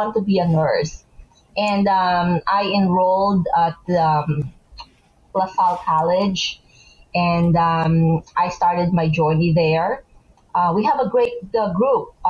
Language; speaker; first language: English; non-native, local second language; Hiligaynon